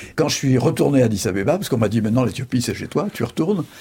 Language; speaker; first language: French; native; French